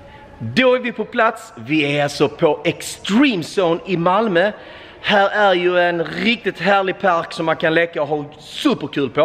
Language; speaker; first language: Swedish; native; Swedish